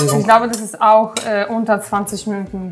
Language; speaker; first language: German; non-native, learner; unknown